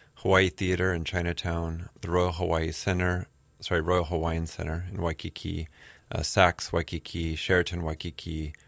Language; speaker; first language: English; native; English